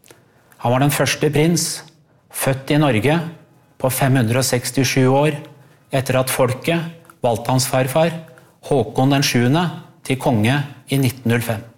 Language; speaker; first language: Norwegian; native; Norwegian